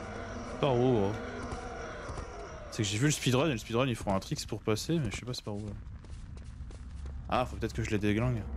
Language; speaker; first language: French; native; French